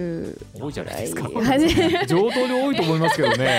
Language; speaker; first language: Japanese; native; Japanese